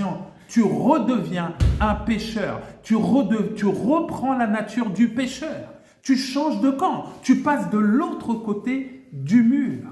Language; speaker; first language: French; native; French